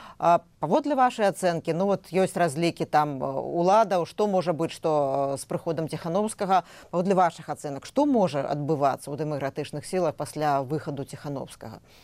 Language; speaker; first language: Belarusian; non-native, local second language; Russian